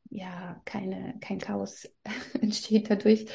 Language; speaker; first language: German; non-native, fluent; Russian